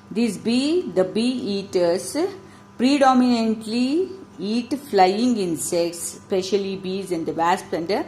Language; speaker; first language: English; non-native, local second language; Kannada